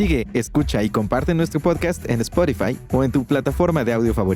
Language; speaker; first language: Spanish; native; Spanish